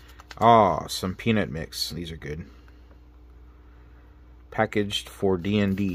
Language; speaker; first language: English; native; English